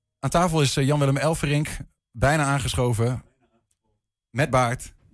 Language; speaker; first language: Dutch; native; Dutch